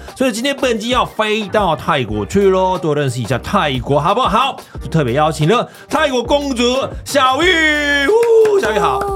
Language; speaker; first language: Chinese; non-native, fluent; Korean